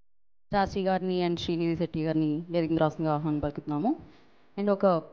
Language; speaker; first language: Telugu; native; Telugu